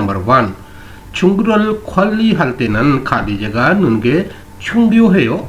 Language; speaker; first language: Korean; non-native, learner; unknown